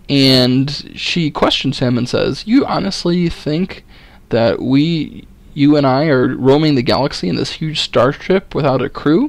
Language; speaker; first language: English; native; English